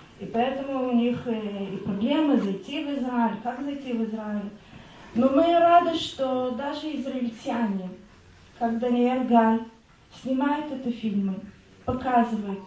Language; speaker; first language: Russian; non-native, learner; Hebrew